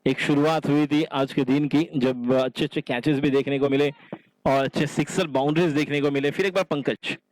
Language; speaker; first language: Hindi; non-native, local second language; Marathi